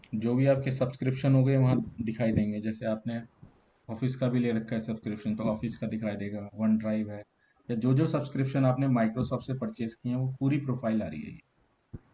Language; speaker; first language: Hindi; native; Hindi